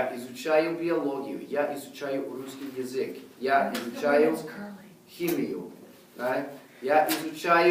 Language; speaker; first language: Russian; non-native, fluent; English